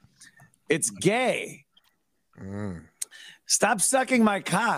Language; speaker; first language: English; native; English